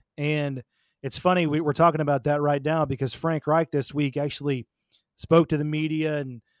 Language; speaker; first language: English; native; English